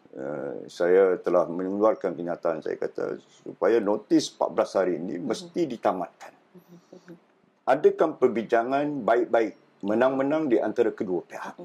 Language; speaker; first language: Malay; native; Malay